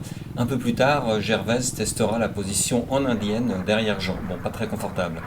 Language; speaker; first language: French; native; French